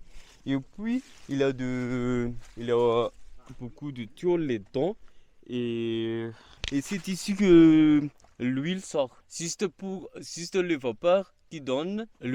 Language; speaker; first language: French; non-native, local second language; Malagasy